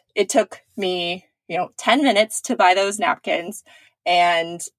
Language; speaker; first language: English; native; English